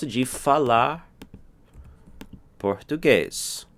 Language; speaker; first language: Portuguese; non-native, fluent; English